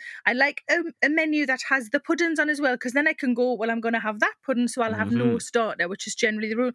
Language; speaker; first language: English; native; English